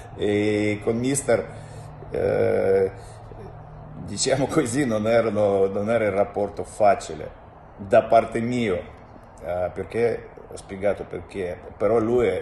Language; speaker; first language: Italian; non-native, fluent; Russian